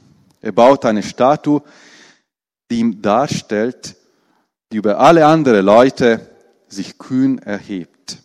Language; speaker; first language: German; non-native, fluent; Romanian